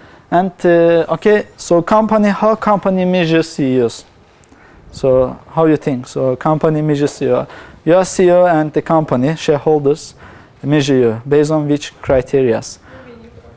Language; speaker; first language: English; non-native, fluent; Azerbaijani